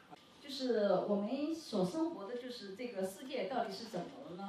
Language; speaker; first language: Chinese; native; Chinese